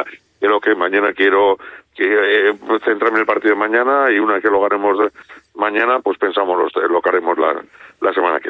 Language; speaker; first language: Spanish; native; Spanish